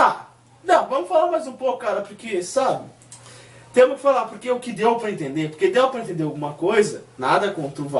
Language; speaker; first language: Portuguese; native; Portuguese